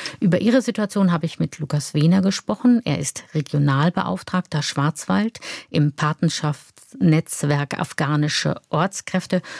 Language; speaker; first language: German; native; German